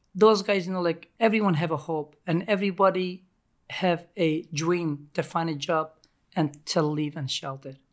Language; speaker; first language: English; non-native, learner; Turkish